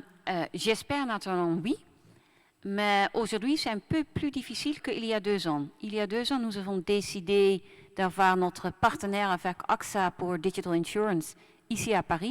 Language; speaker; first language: French; non-native, fluent; Dutch